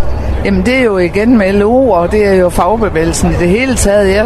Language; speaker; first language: Danish; native; Danish